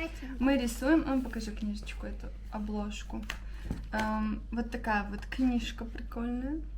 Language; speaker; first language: Russian; native; Russian